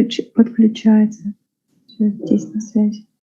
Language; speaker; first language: Russian; native; Russian